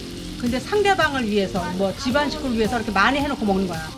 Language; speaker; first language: Korean; native; Korean